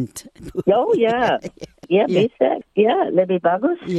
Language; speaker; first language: Indonesian; early bilingual, heritage; English